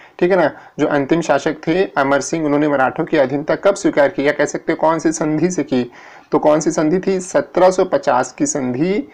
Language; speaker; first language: Hindi; native; Hindi